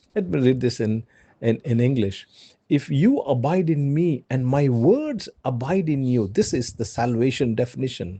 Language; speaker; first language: English; non-native, local second language; Telugu